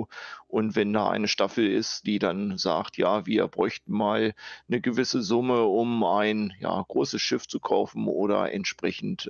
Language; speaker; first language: German; native; German